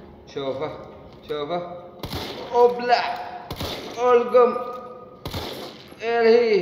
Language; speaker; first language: Arabic; native; Arabic